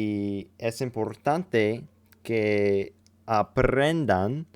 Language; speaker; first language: Spanish; non-native, learner; English